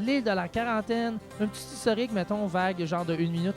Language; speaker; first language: French; native; French